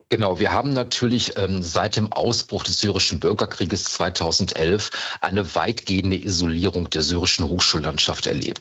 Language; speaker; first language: German; native; German